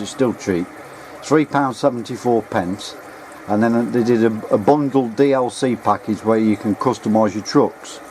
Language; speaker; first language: English; native; English